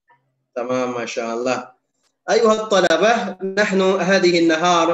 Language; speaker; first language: Arabic; non-native, fluent; Indonesian